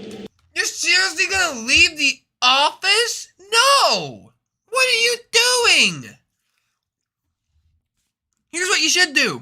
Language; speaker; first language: English; native; English